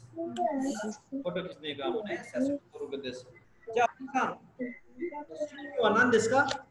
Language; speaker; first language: Japanese; non-native, fluent; Nepali